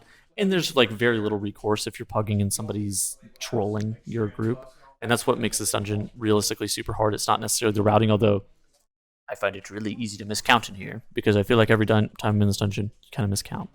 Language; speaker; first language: English; native; English